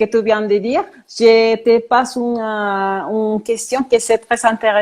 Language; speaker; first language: French; non-native, fluent; Spanish